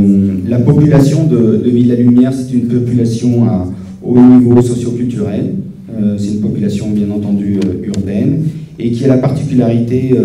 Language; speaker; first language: French; native; French